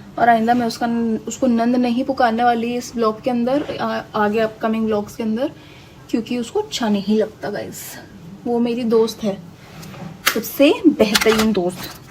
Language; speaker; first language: Hindi; native; Hindi